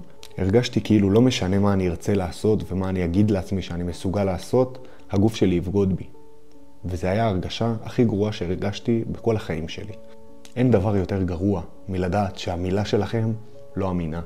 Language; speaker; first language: Hebrew; native; Hebrew